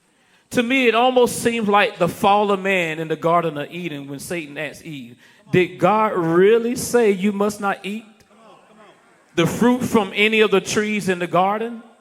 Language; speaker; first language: English; native; English